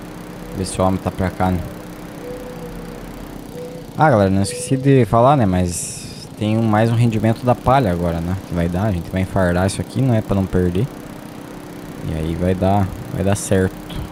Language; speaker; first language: Portuguese; native; Portuguese